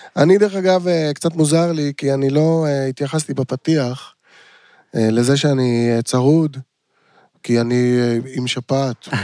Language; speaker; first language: Hebrew; native; Hebrew